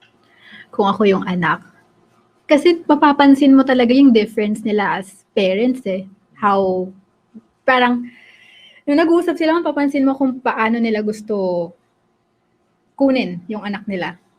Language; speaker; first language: Filipino; native; Filipino